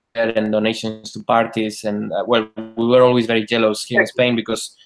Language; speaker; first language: English; non-native, fluent; Spanish